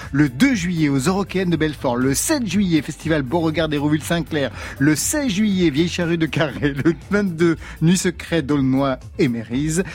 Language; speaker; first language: French; native; French